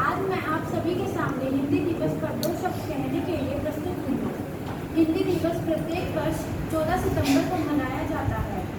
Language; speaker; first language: Hindi; native; Hindi